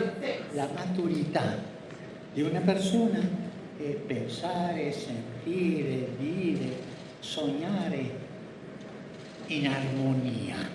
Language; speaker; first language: Italian; non-native, fluent; Spanish